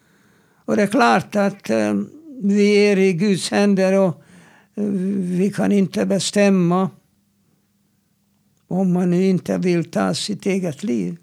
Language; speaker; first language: Swedish; non-native, fluent; Hungarian